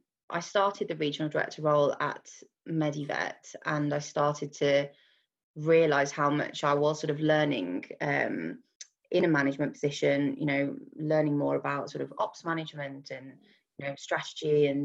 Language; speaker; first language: English; native; English